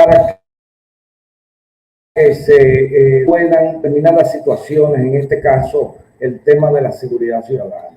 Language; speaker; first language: Spanish; native; Spanish